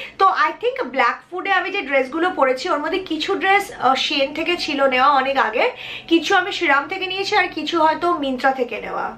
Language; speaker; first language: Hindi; non-native, local second language; Bangla